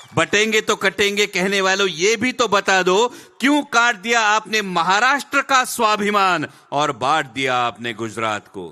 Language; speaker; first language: Hindi; non-native, local second language; Marathi